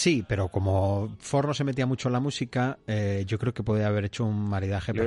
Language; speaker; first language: Spanish; native; Spanish